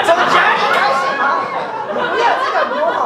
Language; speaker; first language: Chinese; non-native, fluent; Japanese